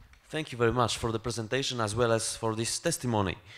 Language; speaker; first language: English; non-native, fluent; Polish